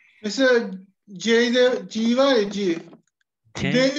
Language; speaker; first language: Turkish; native; Turkish